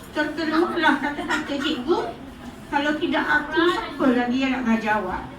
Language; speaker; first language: Malay; native; Malay